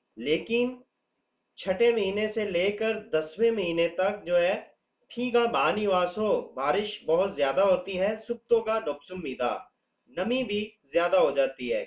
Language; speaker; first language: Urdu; native; Urdu